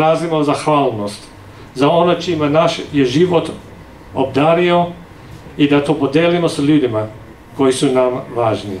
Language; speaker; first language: Serbian; non-native, fluent; English